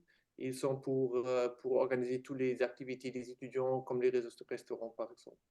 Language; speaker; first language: French; non-native, fluent; German